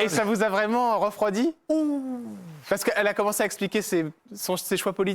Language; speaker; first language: French; native; French